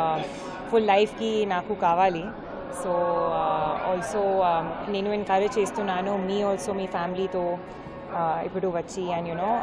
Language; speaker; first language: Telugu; non-native, learner; Hindi